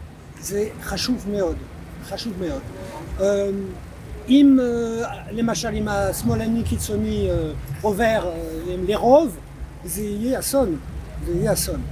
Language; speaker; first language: Hebrew; non-native, learner; French